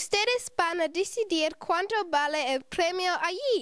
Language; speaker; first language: Spanish; non-native, learner; English